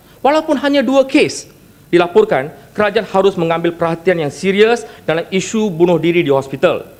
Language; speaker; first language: Malay; non-native, local second language; Tamil